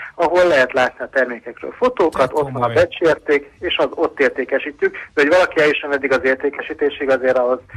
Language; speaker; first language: Hungarian; native; Hungarian